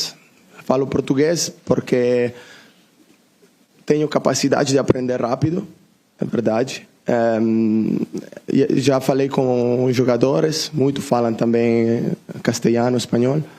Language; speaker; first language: Portuguese; non-native, learner; Italian